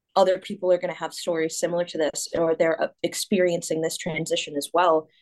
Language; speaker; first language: English; native; English